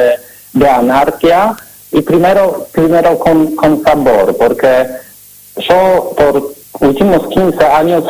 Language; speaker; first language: Spanish; non-native, learner; Polish